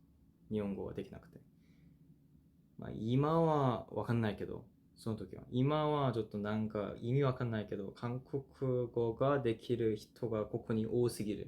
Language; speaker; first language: Japanese; non-native, fluent; Korean